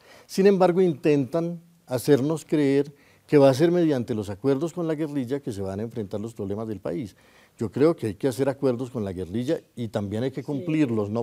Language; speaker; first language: Spanish; native; Spanish